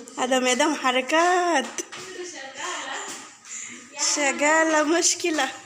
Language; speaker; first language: Arabic; non-native, learner; Bangla